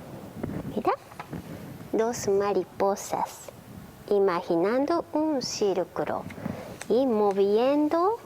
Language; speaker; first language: Spanish; non-native, learner; Japanese